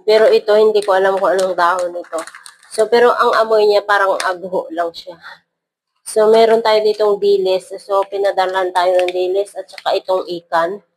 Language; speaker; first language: Filipino; non-native, local second language; Hiligaynon